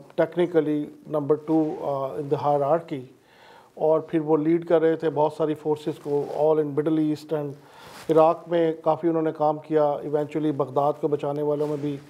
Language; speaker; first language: Urdu; native; Urdu